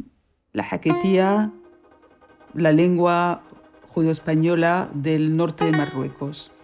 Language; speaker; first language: Spanish; early bilingual, heritage; Spanish